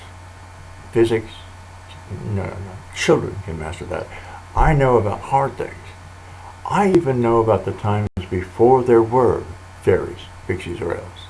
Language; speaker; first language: English; native; English